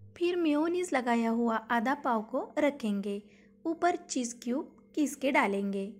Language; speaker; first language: Hindi; non-native, local second language; Marathi